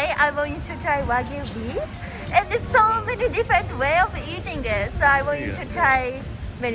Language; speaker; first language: English; non-native, fluent; Japanese